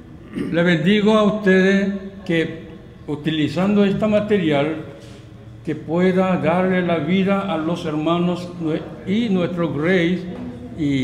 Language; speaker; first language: Spanish; non-native, learner; Korean